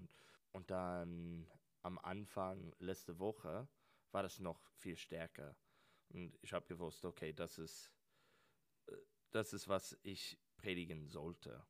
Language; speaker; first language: German; non-native, learner; English